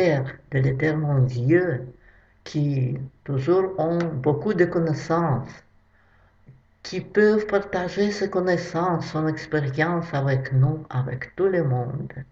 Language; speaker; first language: French; non-native, fluent; Russian